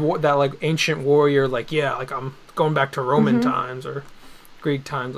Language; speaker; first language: English; native; English